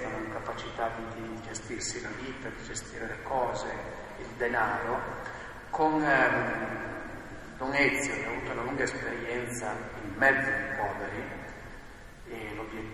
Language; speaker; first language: Italian; native; Italian